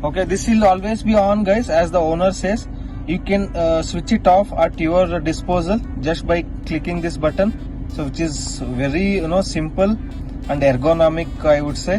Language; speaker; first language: English; non-native, local second language; Kannada